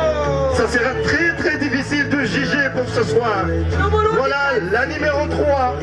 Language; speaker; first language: French; non-native, local second language; Rundi